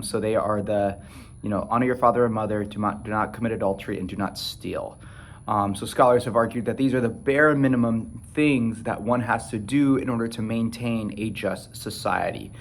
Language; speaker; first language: English; native; English